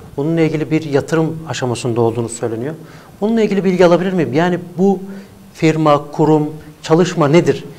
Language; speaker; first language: Turkish; native; Turkish